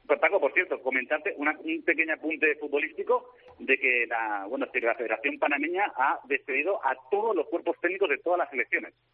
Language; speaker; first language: Spanish; native; Spanish